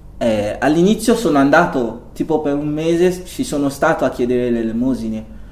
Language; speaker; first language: Italian; non-native, fluent; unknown